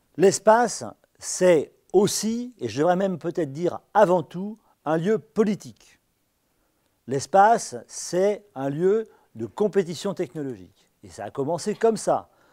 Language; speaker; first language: French; native; French